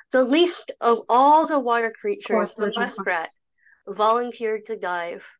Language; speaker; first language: English; native; English